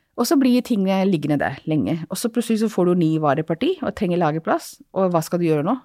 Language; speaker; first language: Norwegian; non-native, fluent; Hindi